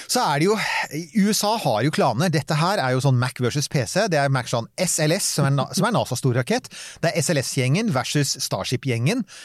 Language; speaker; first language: Norwegian; native; Norwegian